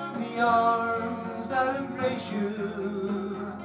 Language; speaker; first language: English; native; English